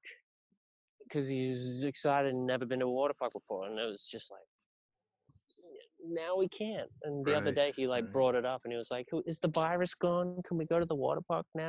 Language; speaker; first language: English; native; English